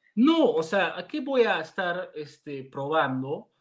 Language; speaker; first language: Spanish; non-native, fluent; Dutch